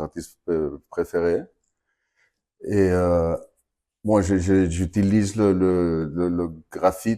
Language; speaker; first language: French; non-native, fluent; Spanish